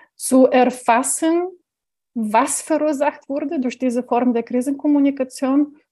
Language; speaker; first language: German; non-native, fluent; Bulgarian